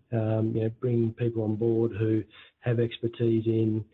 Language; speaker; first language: English; native; English